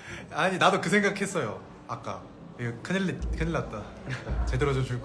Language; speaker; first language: Korean; native; Korean